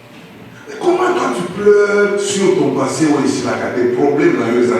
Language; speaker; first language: French; non-native, local second language; Lingala